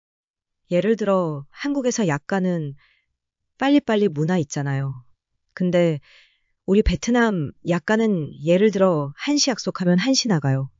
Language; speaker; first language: Korean; non-native, learner; Vietnamese